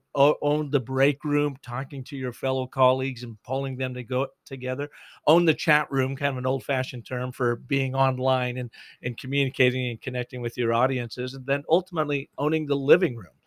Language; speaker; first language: English; native; English